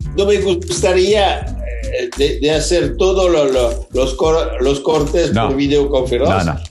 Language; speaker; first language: Spanish; non-native, fluent; French